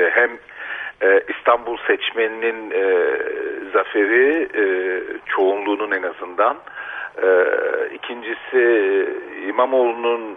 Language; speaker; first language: Turkish; native; Turkish